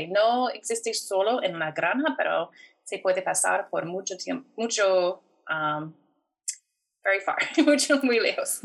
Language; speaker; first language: Spanish; non-native, fluent; English